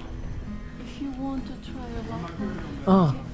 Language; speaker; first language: English; non-native, learner; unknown